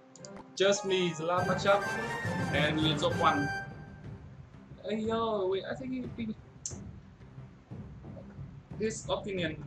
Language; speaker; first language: English; non-native, learner; Vietnamese